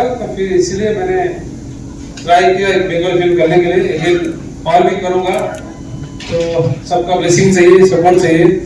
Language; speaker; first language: Hindi; non-native, local second language; Odia